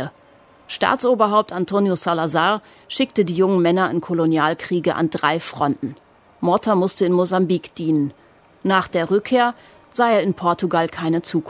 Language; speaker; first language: German; native; German